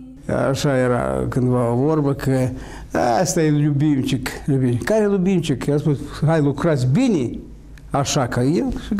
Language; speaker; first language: Romanian; non-native, local second language; Russian